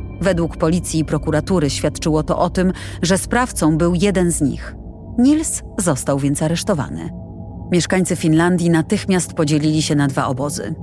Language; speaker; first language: Polish; native; Polish